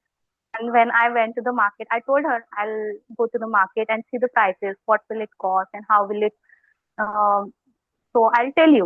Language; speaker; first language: English; non-native, local second language; Hindi